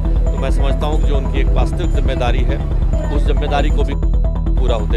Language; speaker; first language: Hindi; native; Hindi